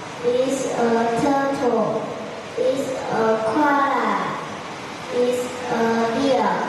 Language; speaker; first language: English; non-native, learner; Vietnamese